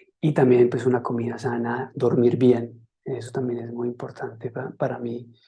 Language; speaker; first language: Spanish; native; Spanish